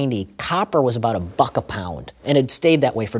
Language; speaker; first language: English; native; English